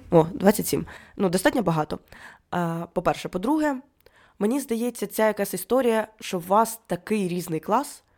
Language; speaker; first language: Ukrainian; native; Ukrainian